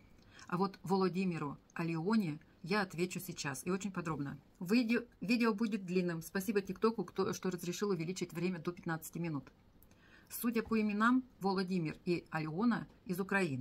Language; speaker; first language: Russian; native; Russian